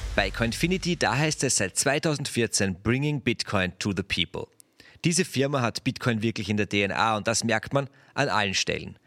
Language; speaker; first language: German; native; German